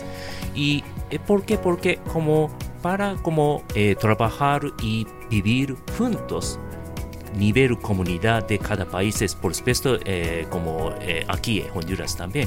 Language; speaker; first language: Spanish; non-native, learner; Japanese